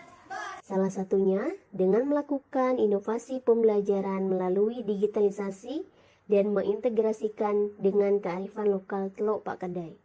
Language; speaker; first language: Indonesian; native; Indonesian